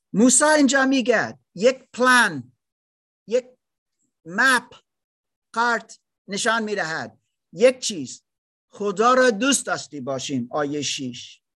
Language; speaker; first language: Persian; non-native, learner; German